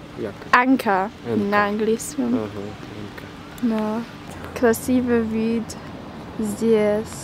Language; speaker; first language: Russian; non-native, learner; English